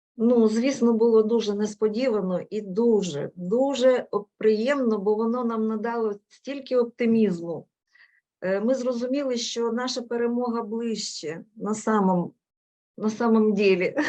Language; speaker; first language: Ukrainian; non-native, local second language; Russian